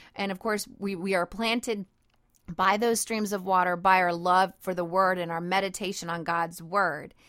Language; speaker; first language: English; native; English